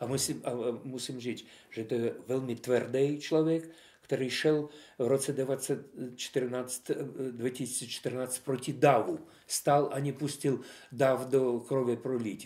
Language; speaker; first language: Czech; non-native, fluent; Russian